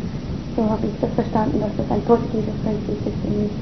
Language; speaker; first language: German; native; German